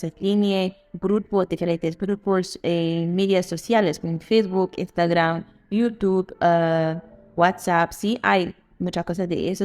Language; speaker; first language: Spanish; non-native, fluent; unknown